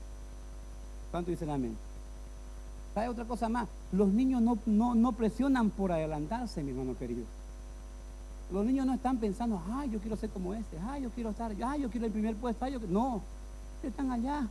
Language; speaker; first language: Spanish; native; Spanish